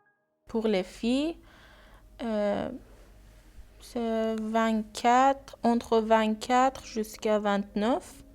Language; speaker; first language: French; non-native, learner; Persian